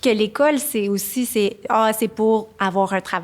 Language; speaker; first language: French; native; French